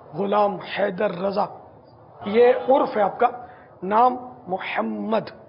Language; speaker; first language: Urdu; non-native, local second language; Memoni